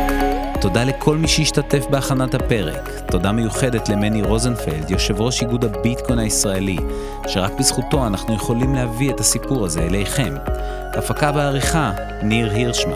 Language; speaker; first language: Hebrew; native; Hebrew